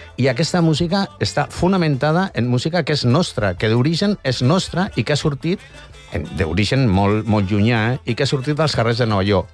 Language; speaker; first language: Catalan; non-native, local second language; Spanish